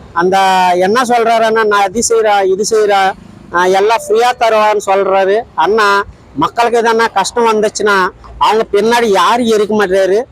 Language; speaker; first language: Tamil; non-native, local second language; Telugu